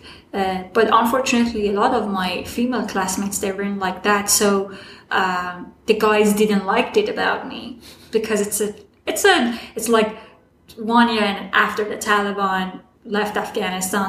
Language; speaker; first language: English; non-native, fluent; Persian